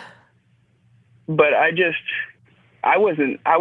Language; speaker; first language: English; native; English